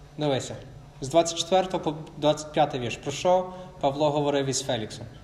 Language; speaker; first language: Ukrainian; non-native, fluent; English